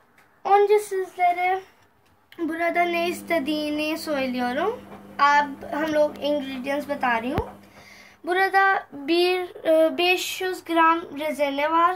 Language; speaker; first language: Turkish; non-native, learner; Urdu